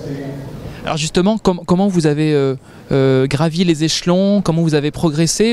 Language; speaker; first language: French; native; French